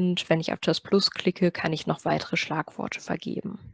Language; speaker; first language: German; native; German